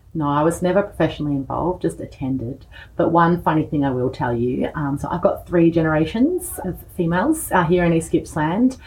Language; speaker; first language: English; native; English